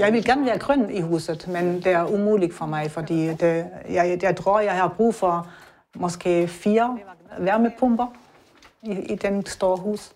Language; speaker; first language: Danish; non-native, learner; German